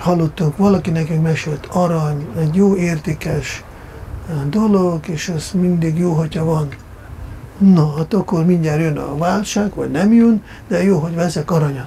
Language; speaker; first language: Hungarian; non-native, fluent; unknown